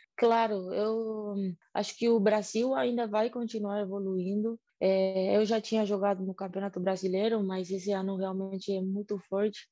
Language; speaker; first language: Portuguese; non-native, fluent; Spanish